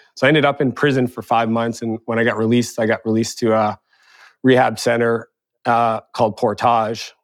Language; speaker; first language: English; native; English